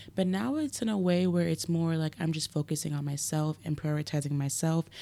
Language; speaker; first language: English; native; English